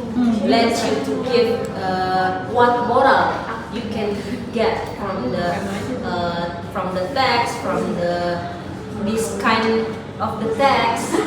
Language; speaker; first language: English; non-native, learner; Indonesian